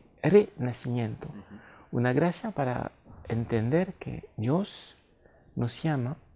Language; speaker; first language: Spanish; non-native, fluent; French